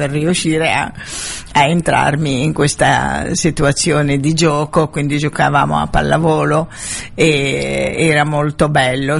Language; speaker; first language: Italian; non-native, fluent; Arabic